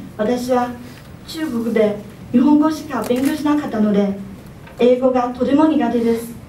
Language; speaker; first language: Japanese; non-native, fluent; Chinese